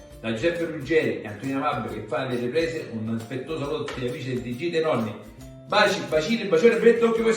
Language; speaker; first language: Italian; native; Italian